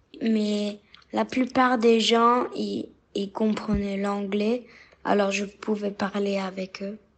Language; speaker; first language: French; early bilingual, heritage; French